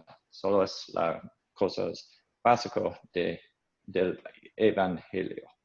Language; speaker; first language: Spanish; non-native, learner; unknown